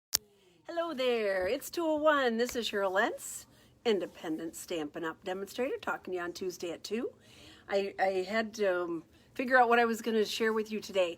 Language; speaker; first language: English; native; English